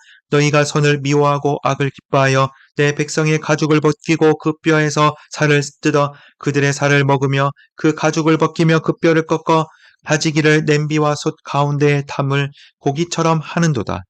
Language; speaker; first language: Korean; native; Korean